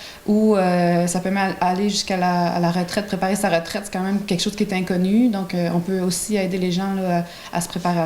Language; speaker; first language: French; native; French